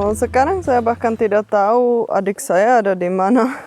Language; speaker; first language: Indonesian; non-native, fluent; Czech